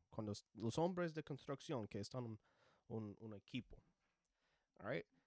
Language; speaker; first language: Spanish; non-native, learner; English